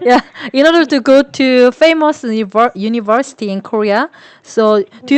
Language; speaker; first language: English; non-native, learner; Korean